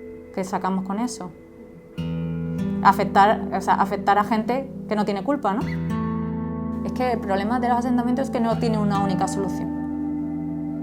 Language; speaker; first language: Spanish; native; Spanish